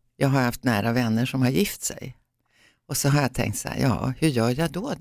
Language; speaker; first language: Swedish; native; Swedish